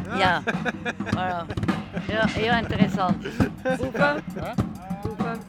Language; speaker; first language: Dutch; non-native, learner; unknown